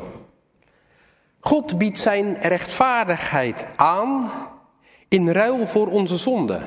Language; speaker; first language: Dutch; native; Dutch